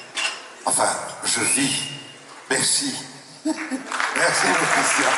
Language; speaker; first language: French; native; French